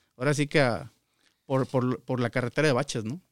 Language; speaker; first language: Spanish; native; Spanish